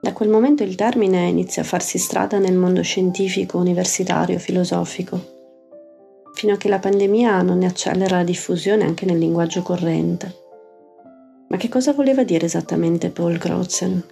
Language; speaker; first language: Italian; native; Italian